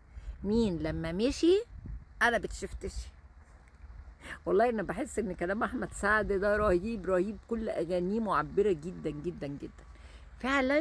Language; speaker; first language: Arabic; native; Arabic